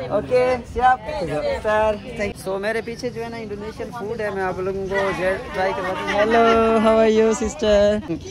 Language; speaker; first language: Urdu; non-native, local second language; Saraiki